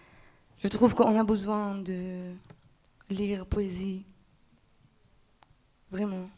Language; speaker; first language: French; non-native, learner; Persian